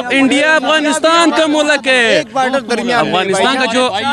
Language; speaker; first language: Hindi; non-native, fluent; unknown